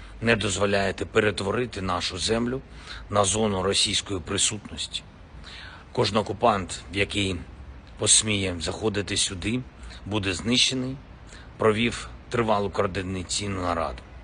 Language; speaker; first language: Ukrainian; non-native, local second language; Russian